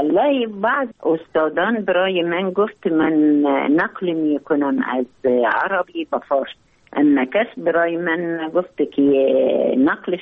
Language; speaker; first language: Persian; non-native, learner; Arabic